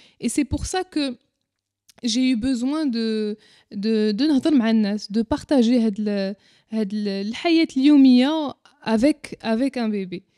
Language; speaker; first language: French; non-native, local second language; Arabic